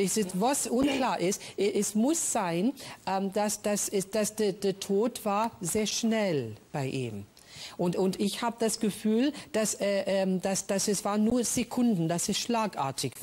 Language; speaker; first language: German; non-native, fluent; English